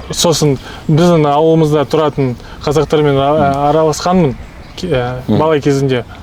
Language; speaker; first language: Kazakh; non-native, local second language; Russian